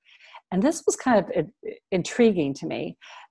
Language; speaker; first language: English; native; English